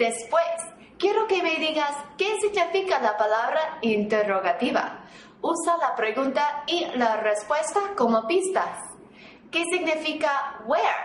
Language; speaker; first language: Spanish; non-native, fluent; English